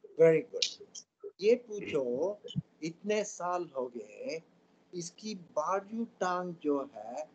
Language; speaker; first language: Hindi; non-native, local second language; Tamil